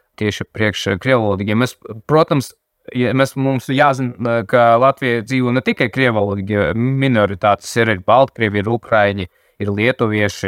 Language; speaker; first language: Latvian; non-native, local second language; Russian